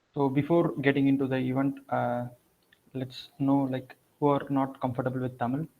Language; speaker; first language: English; non-native, local second language; Tamil